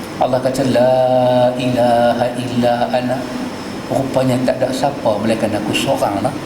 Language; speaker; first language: Malay; native; Malay